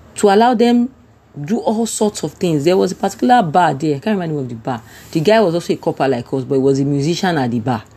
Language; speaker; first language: English; non-native, local second language; Yoruba